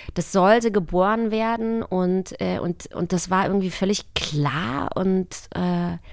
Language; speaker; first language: German; native; German